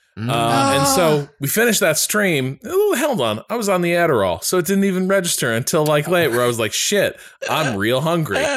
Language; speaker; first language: English; native; English